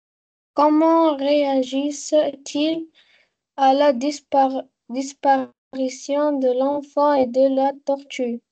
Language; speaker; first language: French; non-native, learner; Arabic